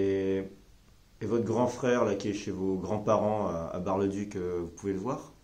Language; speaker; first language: French; native; French